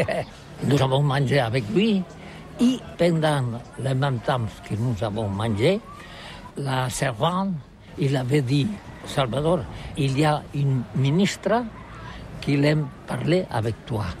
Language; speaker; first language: French; non-native, learner; Catalan